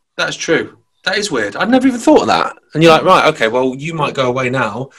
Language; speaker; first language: English; native; English